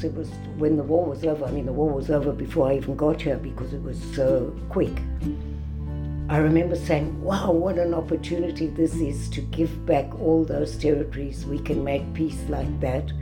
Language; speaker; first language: English; native; English